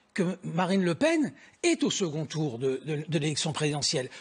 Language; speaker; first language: French; native; French